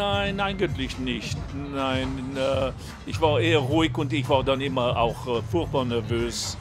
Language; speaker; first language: German; non-native, local second language; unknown